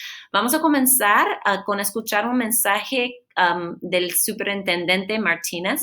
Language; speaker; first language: Spanish; non-native, fluent; English